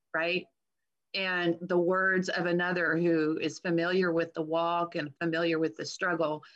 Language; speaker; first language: English; native; English